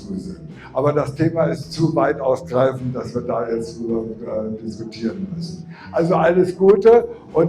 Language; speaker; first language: German; native; German